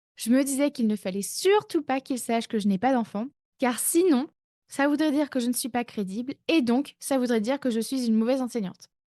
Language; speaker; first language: French; native; French